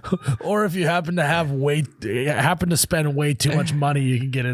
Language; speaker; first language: English; native; English